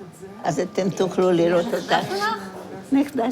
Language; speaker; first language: Hebrew; non-native, fluent; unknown